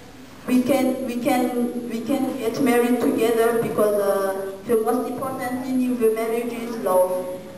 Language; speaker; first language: English; non-native, learner; Malagasy